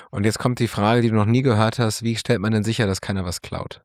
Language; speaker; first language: German; native; German